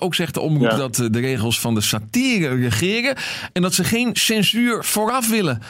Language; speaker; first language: Dutch; native; Dutch